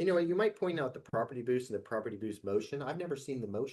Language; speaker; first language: English; native; English